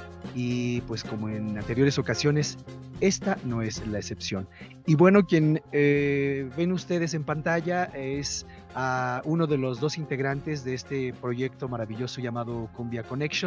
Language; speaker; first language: Spanish; native; Spanish